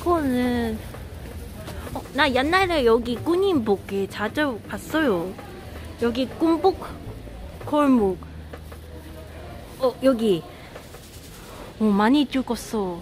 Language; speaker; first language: Korean; non-native, learner; Cantonese